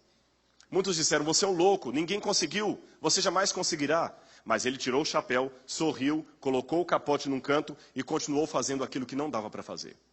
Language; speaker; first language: Portuguese; native; Portuguese